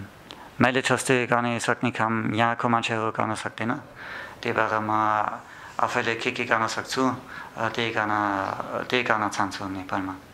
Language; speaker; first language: Nepali; non-native, learner; German